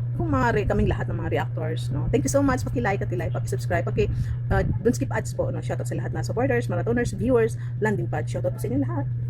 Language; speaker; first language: Filipino; non-native, local second language; Cebuano